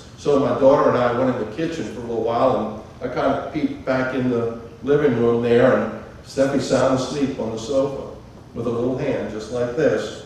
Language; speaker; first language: English; native; English